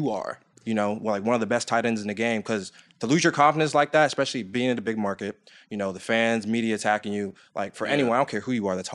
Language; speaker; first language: English; native; English